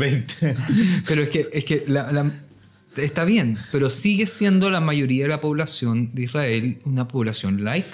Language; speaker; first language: Spanish; native; Spanish